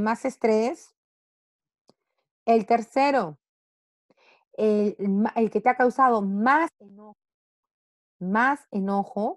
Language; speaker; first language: Spanish; native; Spanish